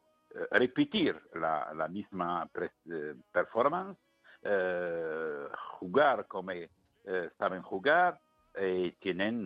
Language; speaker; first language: Spanish; non-native, fluent; Arabic